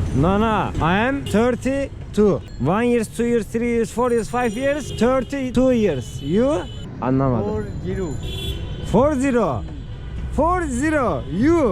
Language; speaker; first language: English; non-native, learner; Turkish